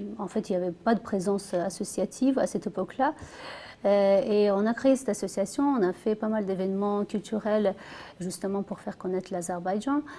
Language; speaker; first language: French; non-native, fluent; Azerbaijani